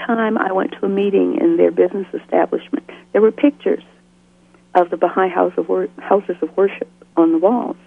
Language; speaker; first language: English; native; English